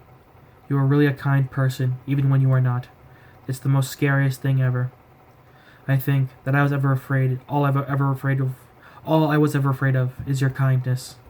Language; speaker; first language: English; native; English